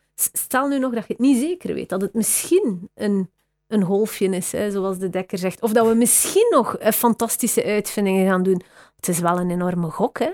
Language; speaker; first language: Dutch; native; Dutch